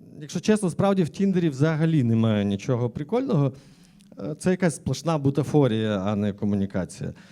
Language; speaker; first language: Ukrainian; native; Ukrainian